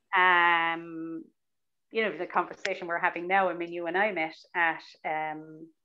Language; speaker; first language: English; native; English